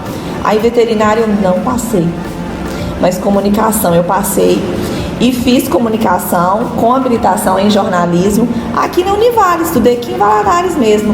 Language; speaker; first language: Portuguese; native; Portuguese